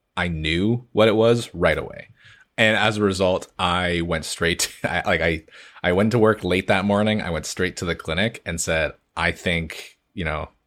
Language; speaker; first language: English; native; English